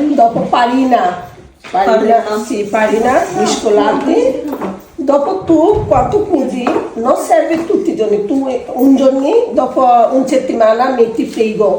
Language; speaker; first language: Italian; non-native, learner; Bangla